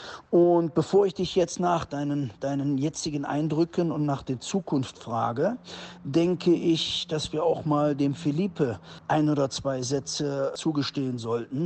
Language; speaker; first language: German; native; German